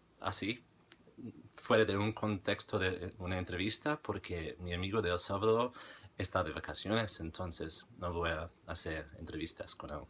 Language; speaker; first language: Spanish; non-native, fluent; English